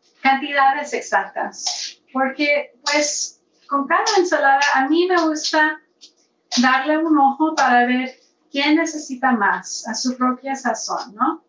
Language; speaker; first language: Spanish; early bilingual, heritage; Spanish